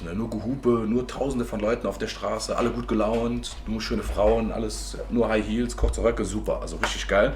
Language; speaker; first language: German; native; German